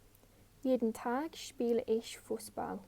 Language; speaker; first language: German; non-native, fluent; English